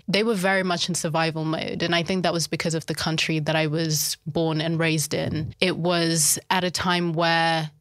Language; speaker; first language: English; early bilingual, other home language; Shona